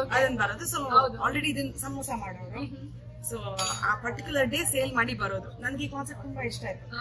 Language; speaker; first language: Kannada; non-native, local second language; Telugu